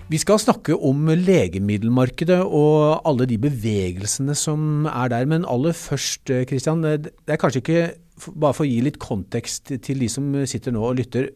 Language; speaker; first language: Norwegian; native; Norwegian